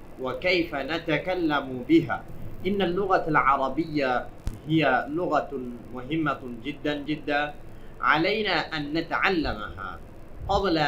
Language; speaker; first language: Arabic; non-native, local second language; Bangla